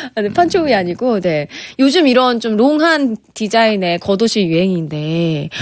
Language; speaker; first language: Korean; native; Korean